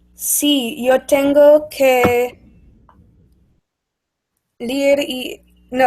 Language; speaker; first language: Spanish; non-native, learner; English